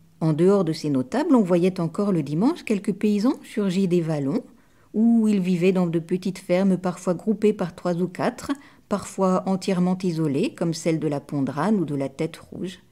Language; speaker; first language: French; native; French